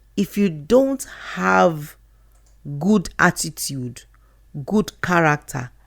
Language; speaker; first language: English; non-native, local second language; Yoruba